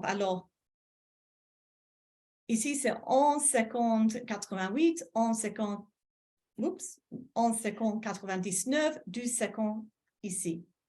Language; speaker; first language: French; non-native, fluent; English